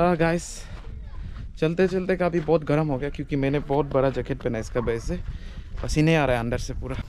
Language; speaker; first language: Hindi; non-native, local second language; Adi